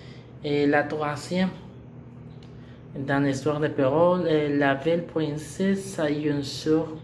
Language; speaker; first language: French; non-native, learner; Spanish